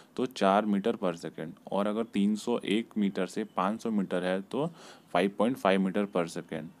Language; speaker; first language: Hindi; native; Hindi